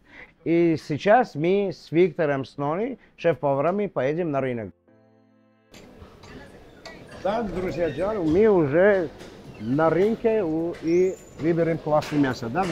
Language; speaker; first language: Russian; non-native, fluent; Armenian